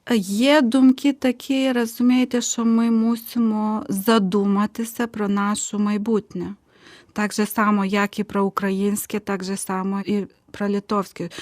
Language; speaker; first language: Ukrainian; non-native, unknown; Lithuanian